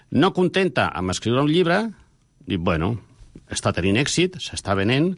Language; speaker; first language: Catalan; non-native, local second language; Spanish